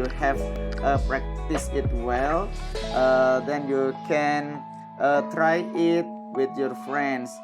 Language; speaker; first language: English; non-native, fluent; Indonesian